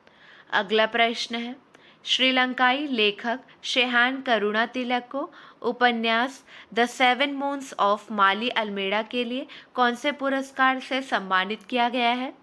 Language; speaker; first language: Hindi; native; Hindi